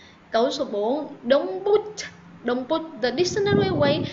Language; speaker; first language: English; non-native, fluent; Vietnamese